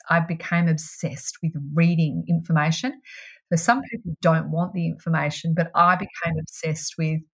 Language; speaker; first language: English; native; English